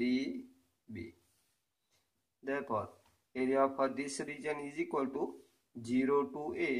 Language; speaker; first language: English; non-native, local second language; Gujarati